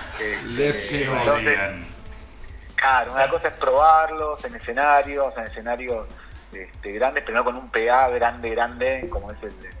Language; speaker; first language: Spanish; native; Spanish